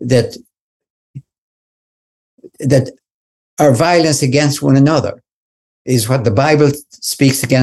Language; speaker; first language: English; native; English